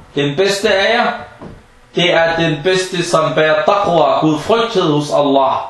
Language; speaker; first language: Danish; non-native, fluent; Arabic